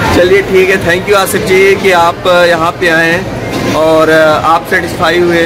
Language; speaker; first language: Hindi; native; Hindi